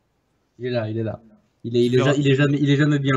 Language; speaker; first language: French; native; French